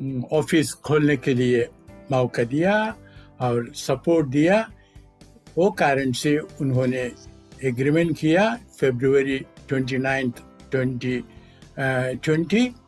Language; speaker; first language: Hindi; non-native, fluent; Malayalam